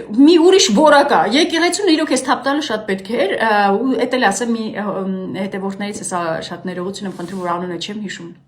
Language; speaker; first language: Armenian; native; Armenian